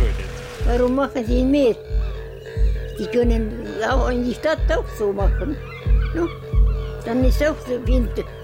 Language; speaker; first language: German; non-native, learner; Estonian